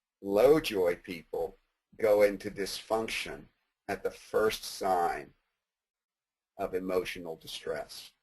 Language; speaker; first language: English; native; English